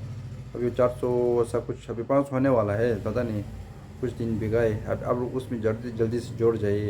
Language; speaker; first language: Hindi; non-native, fluent; Tibetan